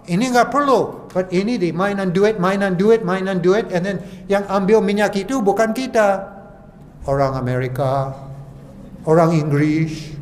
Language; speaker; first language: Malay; non-native, fluent; English